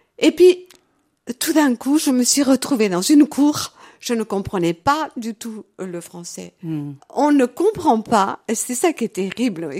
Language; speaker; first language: French; early bilingual, other home language; Portuguese